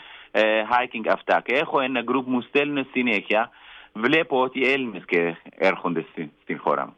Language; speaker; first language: Greek; non-native, learner; Kurdish